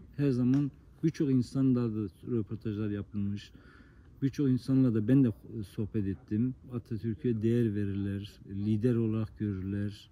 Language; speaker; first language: Turkish; non-native, local second language; Kurdish